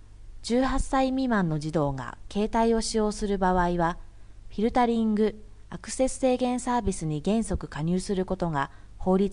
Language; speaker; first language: Japanese; native; Japanese